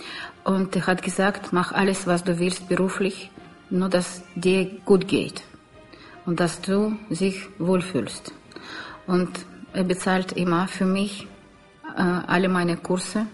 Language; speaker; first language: German; non-native, learner; Russian